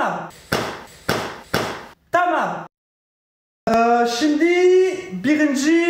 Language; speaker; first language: Turkish; non-native, learner; French